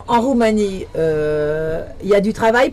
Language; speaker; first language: French; native; French